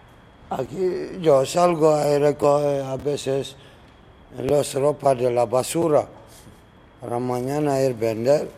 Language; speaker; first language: Spanish; non-native, learner; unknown